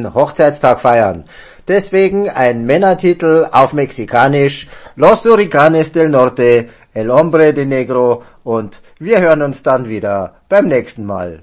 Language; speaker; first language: German; native; German